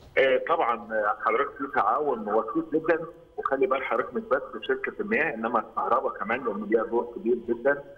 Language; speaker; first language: Egyptian Arabic; native; Egyptian Arabic